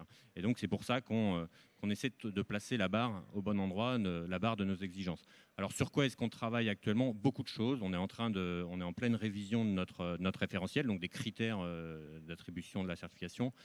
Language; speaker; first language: French; native; French